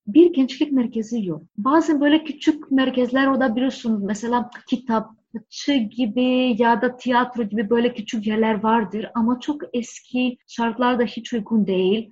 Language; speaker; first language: Turkish; non-native, fluent; Greek